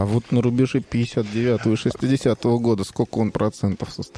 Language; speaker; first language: Russian; native; Russian